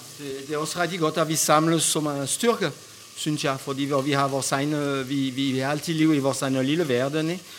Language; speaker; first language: Danish; non-native, fluent; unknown